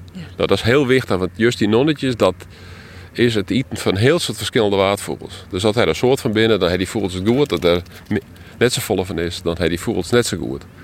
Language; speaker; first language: Dutch; non-native, local second language; Western Frisian